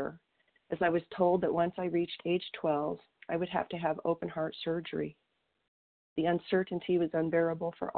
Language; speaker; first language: English; native; English